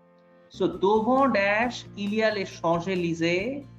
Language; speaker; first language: French; non-native, fluent; Bangla